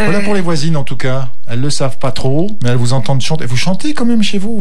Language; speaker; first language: French; native; French